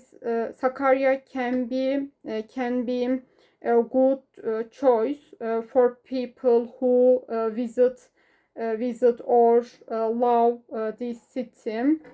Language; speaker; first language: English; non-native, learner; Turkish